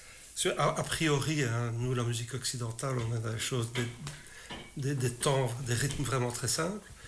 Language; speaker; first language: French; native; French